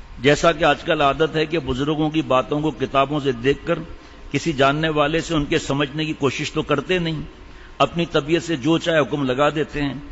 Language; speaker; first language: Urdu; native; Urdu